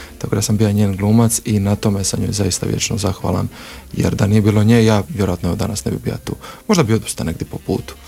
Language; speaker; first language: Croatian; native; Croatian